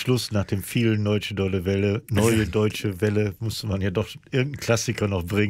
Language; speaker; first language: German; native; German